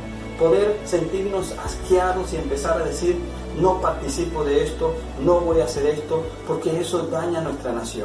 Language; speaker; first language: Spanish; native; Spanish